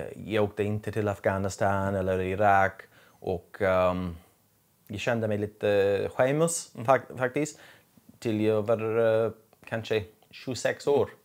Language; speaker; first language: Swedish; non-native, learner; English